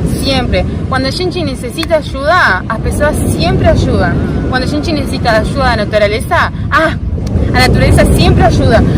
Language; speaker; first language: Portuguese; non-native, learner; Spanish